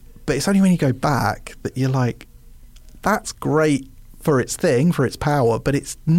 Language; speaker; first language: English; native; English